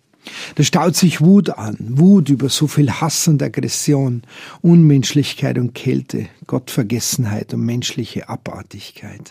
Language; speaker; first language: German; native; German